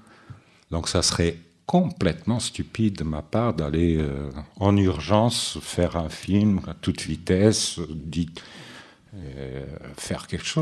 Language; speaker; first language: French; non-native, fluent; Portuguese